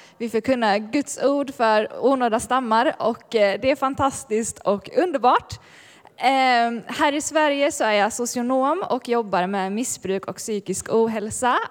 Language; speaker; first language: Swedish; native; Swedish